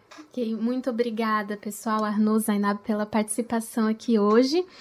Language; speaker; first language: Portuguese; native; Portuguese